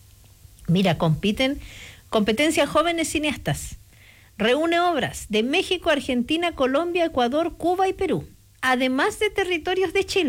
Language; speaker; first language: Spanish; native; Spanish